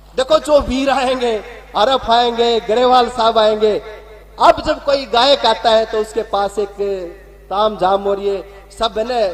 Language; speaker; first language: Hindi; non-native, local second language; Haryanvi